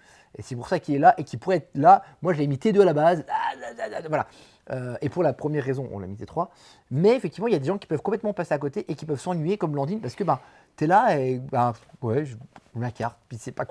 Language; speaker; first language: French; native; French